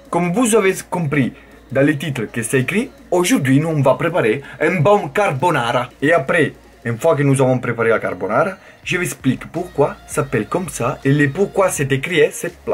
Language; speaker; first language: French; non-native, learner; Italian